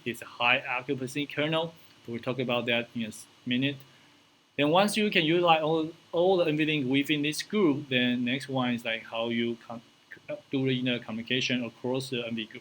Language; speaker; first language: English; non-native, fluent; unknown